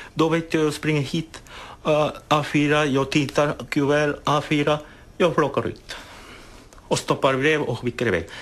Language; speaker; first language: Swedish; non-native, fluent; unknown